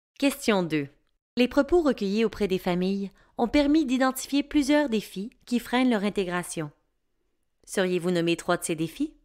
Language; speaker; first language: French; native; French